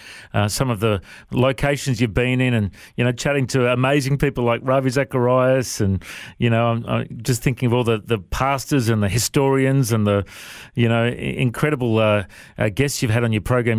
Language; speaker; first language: English; native; English